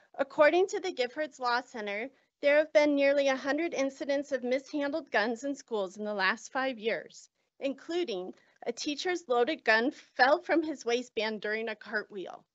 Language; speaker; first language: English; native; English